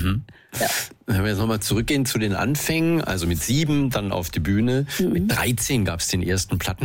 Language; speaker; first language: German; native; German